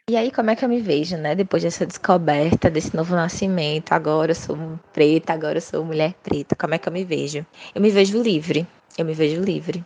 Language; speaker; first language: Portuguese; native; Portuguese